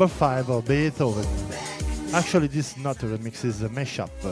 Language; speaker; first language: English; non-native, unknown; Italian